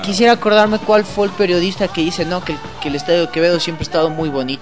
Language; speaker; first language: Spanish; native; Spanish